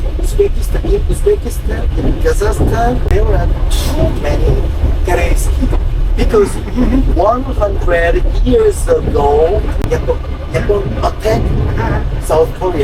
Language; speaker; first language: English; non-native, learner; Korean